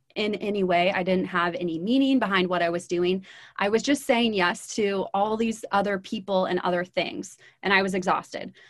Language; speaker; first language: English; native; English